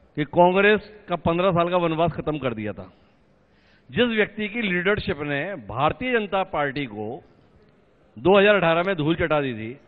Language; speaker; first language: Hindi; native; Hindi